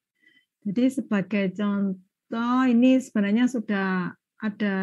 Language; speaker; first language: Indonesian; native; Indonesian